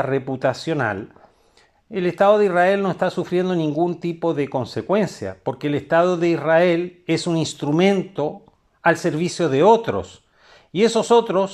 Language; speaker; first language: Spanish; native; Spanish